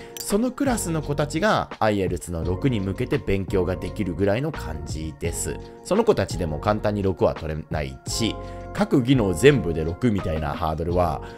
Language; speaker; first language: Japanese; native; Japanese